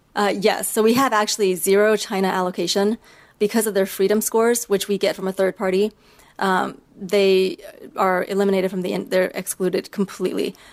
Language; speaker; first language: English; early bilingual, other home language; Chinese